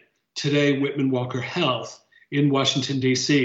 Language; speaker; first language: English; native; English